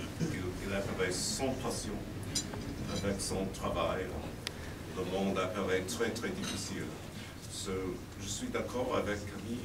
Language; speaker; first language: French; non-native, fluent; English